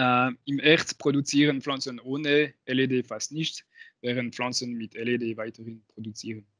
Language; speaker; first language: German; non-native, local second language; French